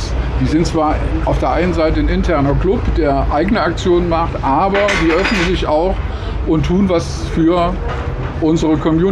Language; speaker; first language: German; native; German